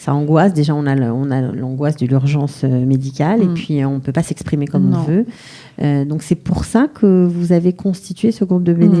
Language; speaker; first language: French; native; French